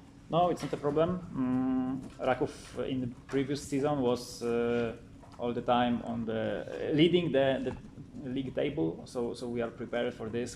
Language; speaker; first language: English; non-native, fluent; Polish